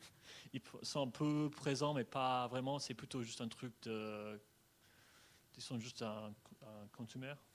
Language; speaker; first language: French; non-native, fluent; English